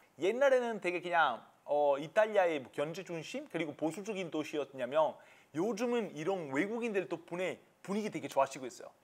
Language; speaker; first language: Korean; non-native, fluent; Italian